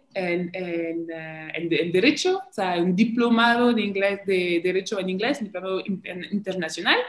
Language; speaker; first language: Spanish; non-native, fluent; French